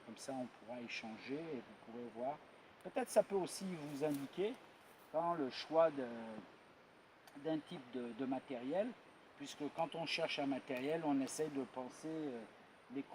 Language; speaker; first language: French; native; French